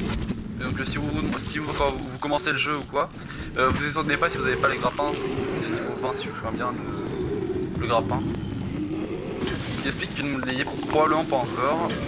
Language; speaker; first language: French; native; French